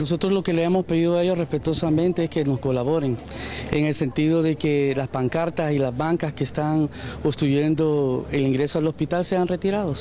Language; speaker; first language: Spanish; native; Spanish